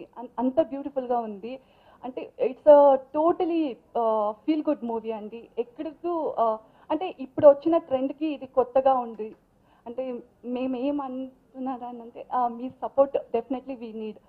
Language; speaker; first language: Telugu; non-native, fluent; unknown